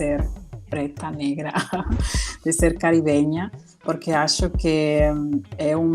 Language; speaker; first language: Portuguese; non-native, fluent; Spanish